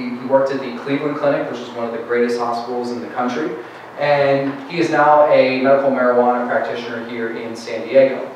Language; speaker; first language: English; native; English